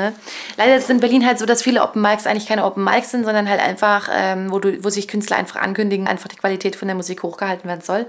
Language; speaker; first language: German; native; German